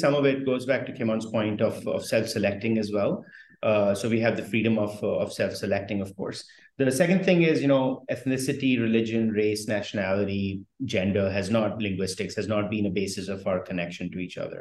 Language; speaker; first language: English; non-native, local second language; Hindi